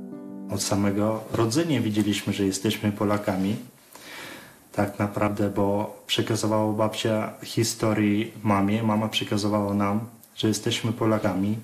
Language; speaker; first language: Polish; non-native, fluent; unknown